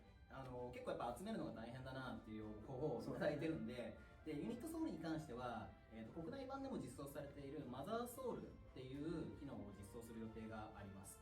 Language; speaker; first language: Japanese; native; Japanese